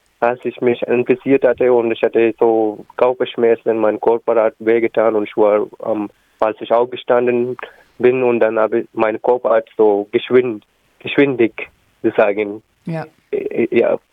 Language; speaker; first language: German; non-native, learner; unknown